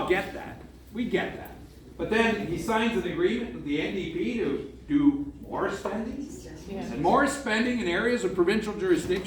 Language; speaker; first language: English; non-native, local second language; French